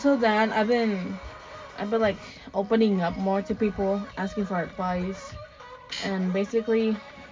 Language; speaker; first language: English; non-native, fluent; Spanish